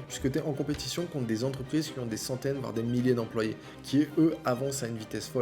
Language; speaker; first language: French; native; French